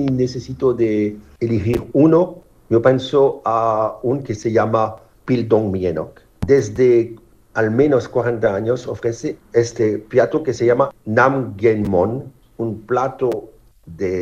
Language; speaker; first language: Spanish; non-native, fluent; French